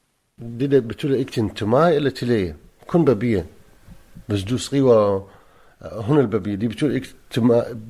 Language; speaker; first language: Danish; non-native, learner; Arabic